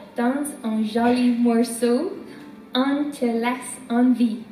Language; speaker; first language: French; non-native, learner; English